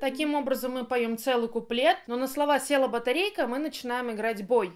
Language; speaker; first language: Russian; native; Russian